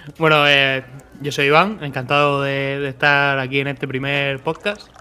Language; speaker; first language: Spanish; native; Spanish